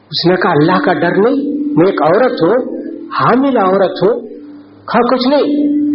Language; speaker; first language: Urdu; native; Urdu